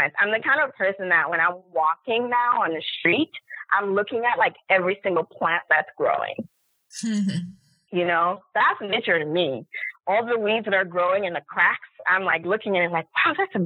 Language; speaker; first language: English; non-native, local second language; Yoruba